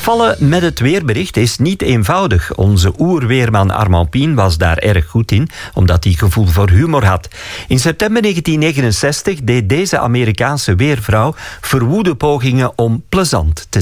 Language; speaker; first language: Dutch; native; Dutch